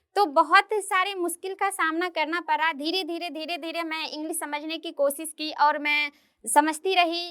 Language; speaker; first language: Hindi; native; Hindi